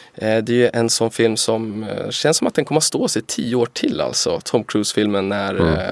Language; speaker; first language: Swedish; native; Swedish